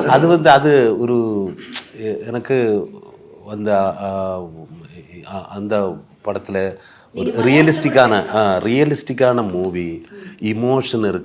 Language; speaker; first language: Tamil; non-native, learner; Malayalam